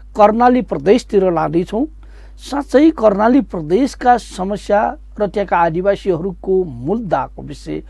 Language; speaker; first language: Nepali; non-native, local second language; Newari